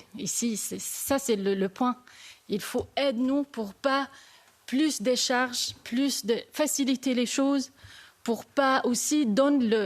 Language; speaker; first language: French; non-native, learner; Arabic